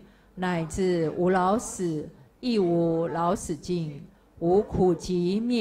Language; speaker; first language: Chinese; native; Chinese